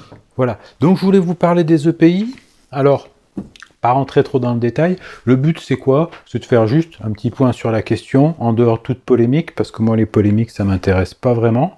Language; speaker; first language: French; native; French